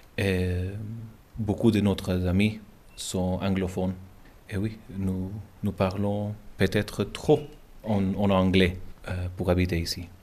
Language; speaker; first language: French; non-native, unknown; English